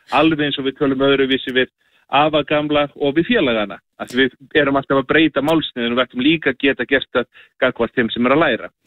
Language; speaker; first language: Icelandic; native; Icelandic